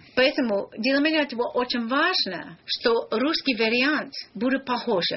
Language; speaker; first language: Russian; non-native, learner; English